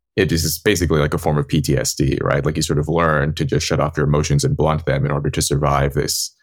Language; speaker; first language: English; native; English